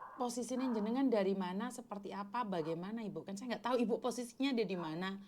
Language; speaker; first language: Indonesian; non-native, local second language; Javanese